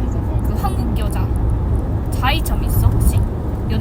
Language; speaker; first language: Korean; non-native, fluent; Japanese